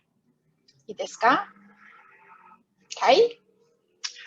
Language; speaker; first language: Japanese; non-native, fluent; Chinese